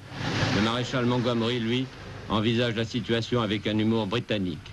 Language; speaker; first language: French; native; French